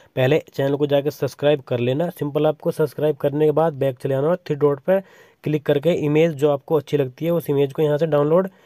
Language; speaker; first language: Hindi; native; Hindi